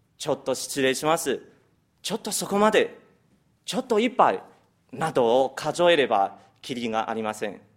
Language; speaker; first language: Japanese; non-native, fluent; Chinese